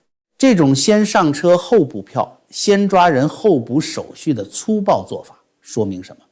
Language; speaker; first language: Chinese; native; Chinese